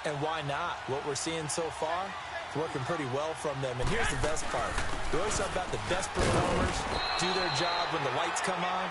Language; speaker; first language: English; native; English